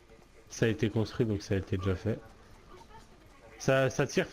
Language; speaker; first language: French; native; French